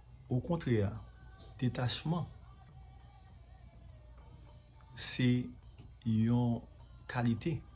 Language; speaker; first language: French; non-native, local second language; Haitian Creole